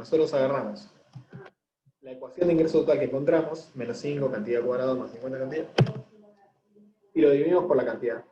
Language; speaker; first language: Spanish; native; Spanish